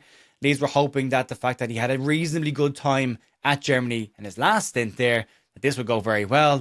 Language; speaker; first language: English; native; English